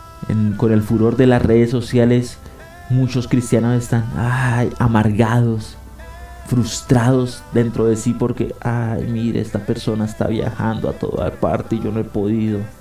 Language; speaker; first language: Spanish; native; Spanish